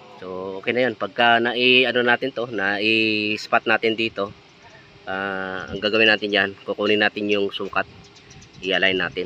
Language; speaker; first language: Filipino; native; Filipino